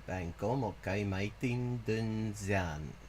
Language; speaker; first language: Vietnamese; non-native, learner; English